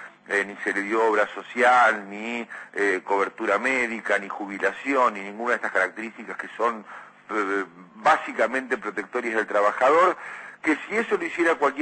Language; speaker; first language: Spanish; native; Spanish